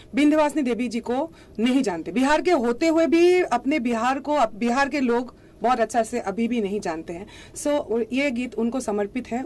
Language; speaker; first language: Hindi; non-native, local second language; Assamese